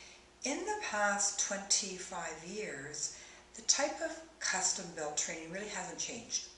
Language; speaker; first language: English; native; English